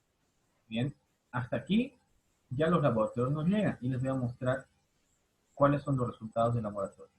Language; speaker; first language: Spanish; native; Spanish